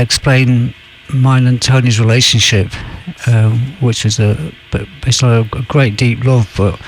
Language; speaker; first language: English; native; English